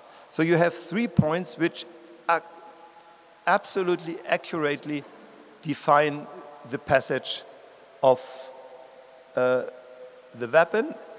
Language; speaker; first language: English; non-native, fluent; German